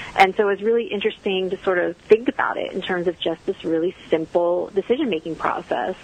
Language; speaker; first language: English; native; English